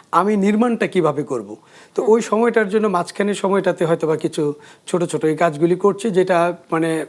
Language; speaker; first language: Bangla; native; Bangla